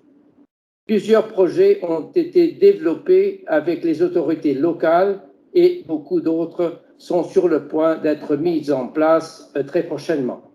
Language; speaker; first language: French; non-native, fluent; Portuguese